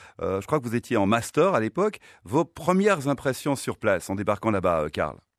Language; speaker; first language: French; native; French